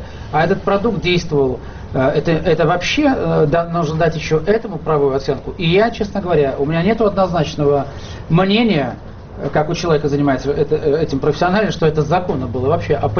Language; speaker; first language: Russian; native; Russian